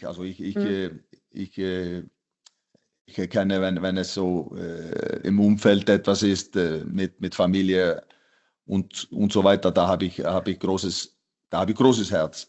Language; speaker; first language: German; non-native, fluent; Icelandic